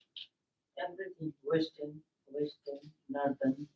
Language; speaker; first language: English; non-native, learner; Nepali